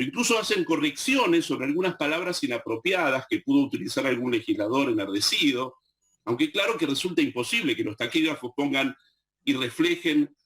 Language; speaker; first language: Spanish; native; Spanish